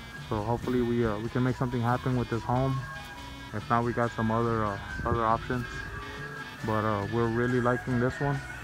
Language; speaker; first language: English; early bilingual, other home language; Spanish